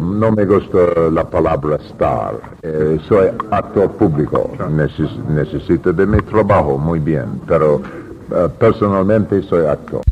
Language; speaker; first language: Spanish; non-native, learner; English